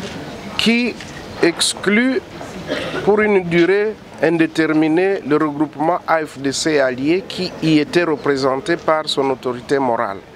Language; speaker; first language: French; non-native, local second language; Lingala